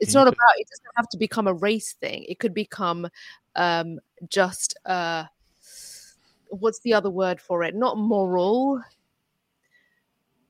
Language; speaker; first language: English; non-native, local second language; Urdu